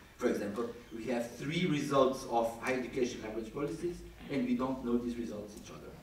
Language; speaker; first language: English; non-native, fluent; Portuguese